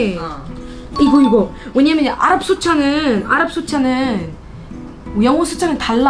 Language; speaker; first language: Korean; non-native, fluent; Arabic